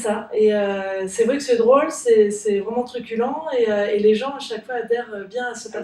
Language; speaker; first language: French; native; French